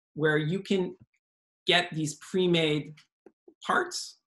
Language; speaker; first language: English; native; English